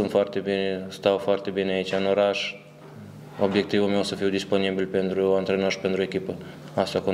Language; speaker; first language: Romanian; early bilingual, heritage; Romanian